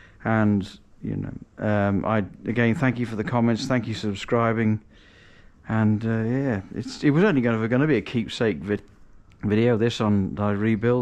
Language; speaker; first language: English; native; English